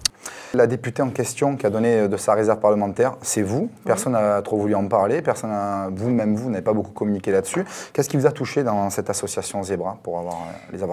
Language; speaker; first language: French; native; French